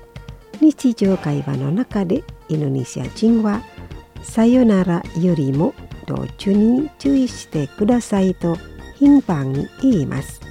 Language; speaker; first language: Japanese; non-native, fluent; Indonesian